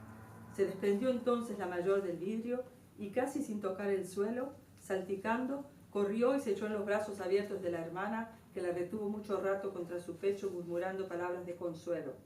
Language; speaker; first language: Spanish; native; Spanish